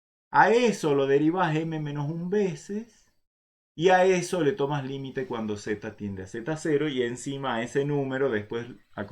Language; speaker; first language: Spanish; native; Spanish